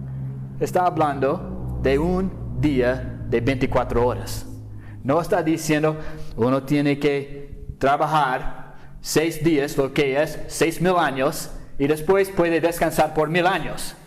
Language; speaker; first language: Spanish; non-native, fluent; English